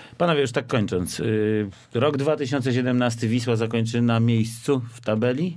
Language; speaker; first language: Polish; native; Polish